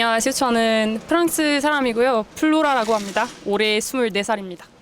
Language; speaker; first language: Korean; non-native, learner; French